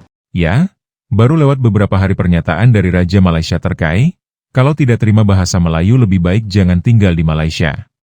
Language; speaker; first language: Indonesian; native; Indonesian